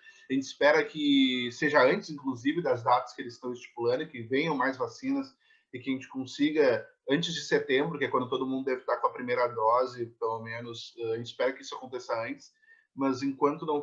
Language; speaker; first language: Portuguese; native; Portuguese